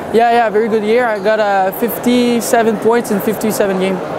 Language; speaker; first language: English; non-native, learner; French